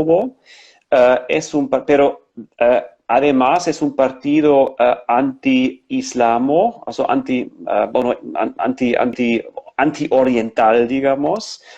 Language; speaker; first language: Spanish; non-native, fluent; German